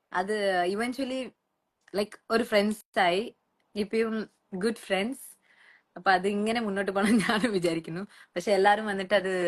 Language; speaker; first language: Malayalam; non-native, local second language; Tamil